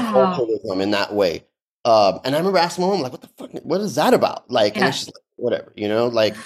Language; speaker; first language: English; early bilingual, other home language; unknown